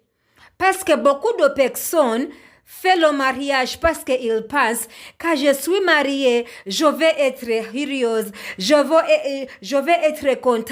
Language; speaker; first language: French; non-native, learner; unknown